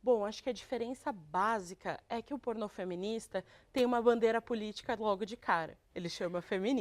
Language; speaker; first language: Portuguese; native; Portuguese